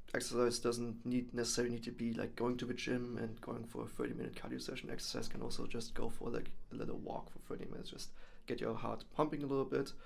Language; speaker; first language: English; non-native, fluent; German